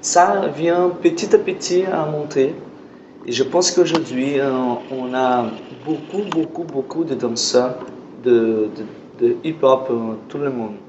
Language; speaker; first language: French; non-native, learner; Portuguese